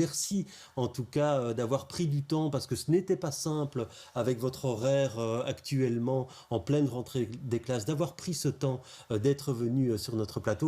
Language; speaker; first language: French; native; French